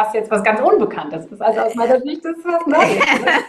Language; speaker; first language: German; native; German